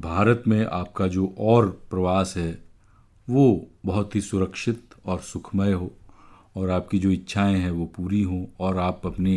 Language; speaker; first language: Hindi; native; Hindi